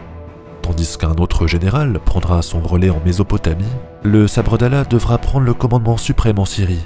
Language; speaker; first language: French; native; French